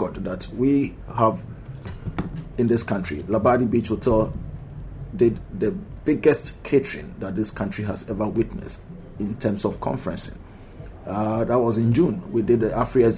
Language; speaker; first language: English; non-native, local second language; Akan